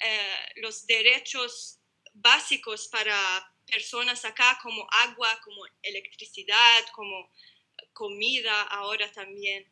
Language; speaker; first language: Spanish; non-native, learner; Arabic